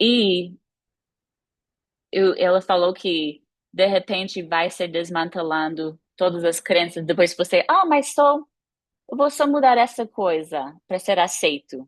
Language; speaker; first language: Portuguese; non-native, fluent; English